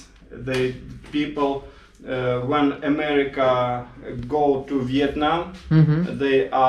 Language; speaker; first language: English; non-native, learner; Russian